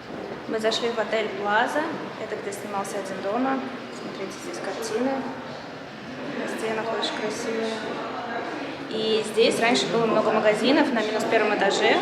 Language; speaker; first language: Russian; native; Russian